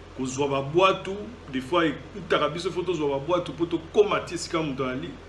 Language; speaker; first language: Lingala; native; Lingala